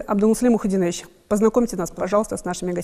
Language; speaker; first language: Russian; native; Russian